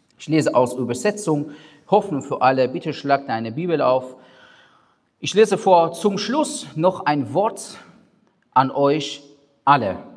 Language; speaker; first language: German; non-native, fluent; Persian